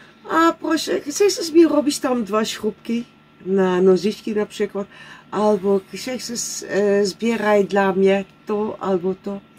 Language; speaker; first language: Polish; non-native, learner; Dutch